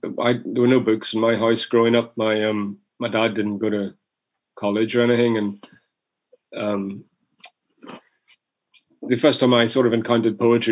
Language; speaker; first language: English; native; English